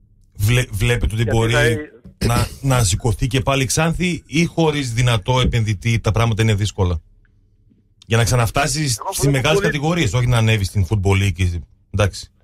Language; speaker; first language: Greek; native; Greek